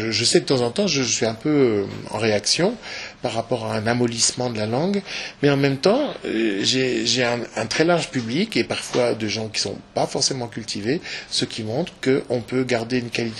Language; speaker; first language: French; native; French